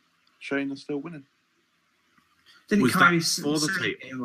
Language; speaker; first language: English; native; English